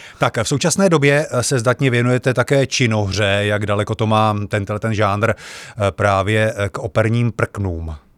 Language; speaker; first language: Czech; native; Czech